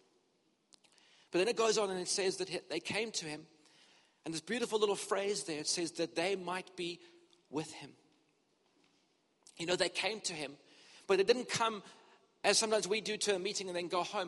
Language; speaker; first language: English; native; English